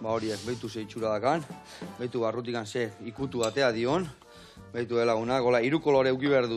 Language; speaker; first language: Basque; native; Basque